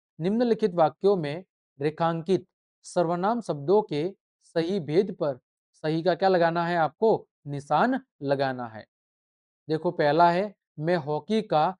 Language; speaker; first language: Hindi; native; Hindi